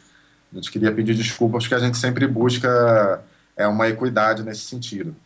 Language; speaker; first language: Portuguese; native; Portuguese